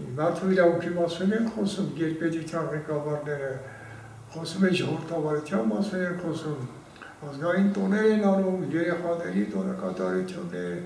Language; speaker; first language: Armenian; non-native, local second language; Kurdish